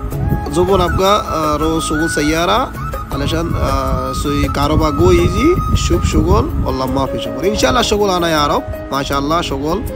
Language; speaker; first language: Arabic; non-native, learner; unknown